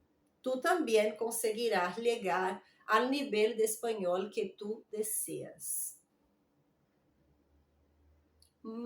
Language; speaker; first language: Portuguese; non-native, learner; Spanish